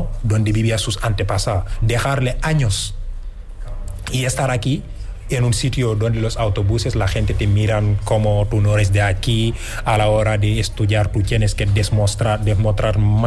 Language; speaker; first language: Spanish; non-native, fluent; Wolof